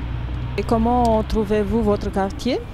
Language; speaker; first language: French; non-native, learner; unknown